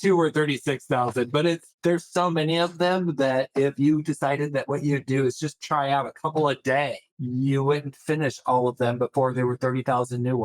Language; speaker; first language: English; native; English